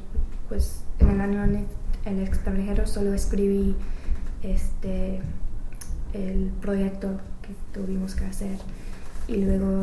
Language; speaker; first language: Spanish; non-native, learner; English